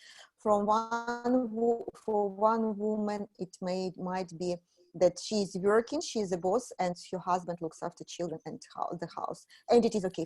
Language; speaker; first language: English; non-native, fluent; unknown